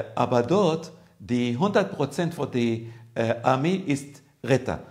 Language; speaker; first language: German; non-native, learner; Arabic